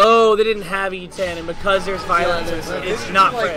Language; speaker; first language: English; native; English